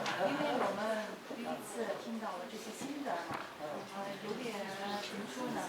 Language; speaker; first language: Chinese; non-native, fluent; Russian